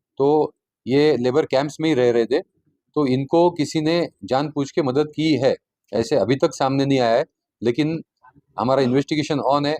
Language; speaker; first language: Hindi; non-native, local second language; Marathi